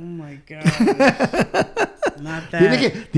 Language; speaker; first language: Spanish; early bilingual, heritage; Spanish